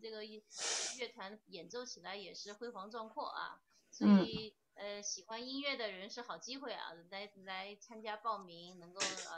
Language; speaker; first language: Chinese; native; Chinese